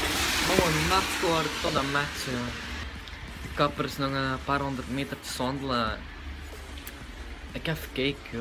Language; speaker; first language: Dutch; early bilingual, heritage; Turkish